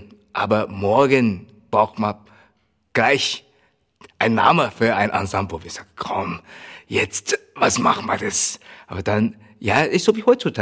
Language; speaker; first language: German; non-native, learner; Chinese